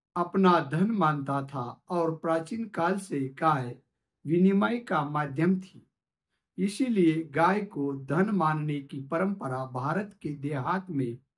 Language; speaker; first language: Hindi; non-native, local second language; Marathi